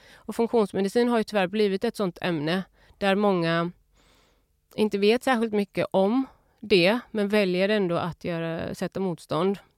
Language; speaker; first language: Swedish; early bilingual, other home language; Persian